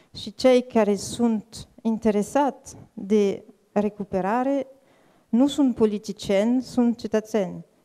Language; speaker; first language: Romanian; non-native, fluent; French